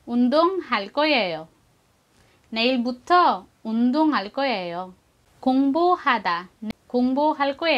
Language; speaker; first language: Korean; non-native, fluent; Filipino